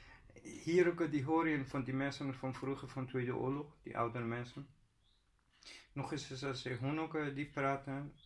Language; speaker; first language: Dutch; non-native, learner; Persian